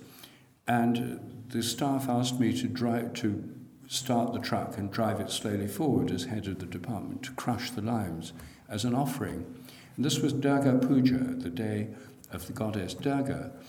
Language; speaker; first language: English; native; English